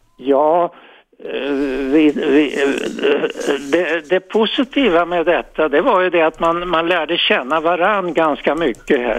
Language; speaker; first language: Swedish; native; Swedish